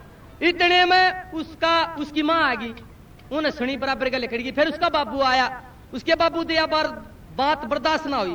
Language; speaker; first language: Hindi; non-native, local second language; Haryanvi